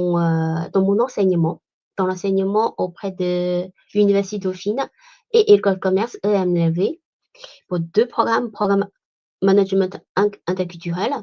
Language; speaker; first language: French; non-native, fluent; Chinese